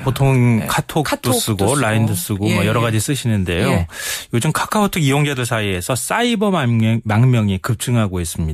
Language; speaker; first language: Korean; native; Korean